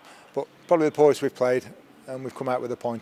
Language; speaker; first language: English; native; English